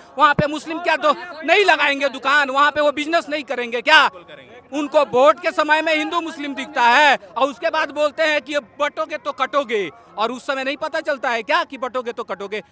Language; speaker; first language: Hindi; native; Hindi